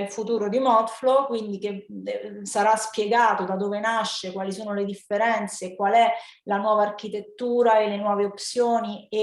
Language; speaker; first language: Italian; native; Italian